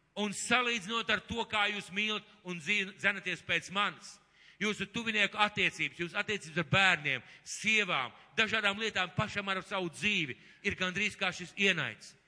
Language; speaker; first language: Latvian; native; Latvian